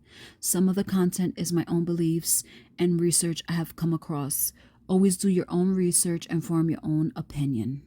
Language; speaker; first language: English; native; English